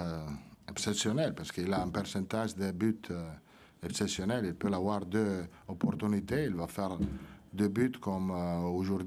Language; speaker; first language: French; non-native, fluent; Italian